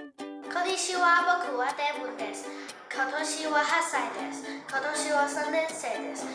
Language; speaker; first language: Japanese; non-native, learner; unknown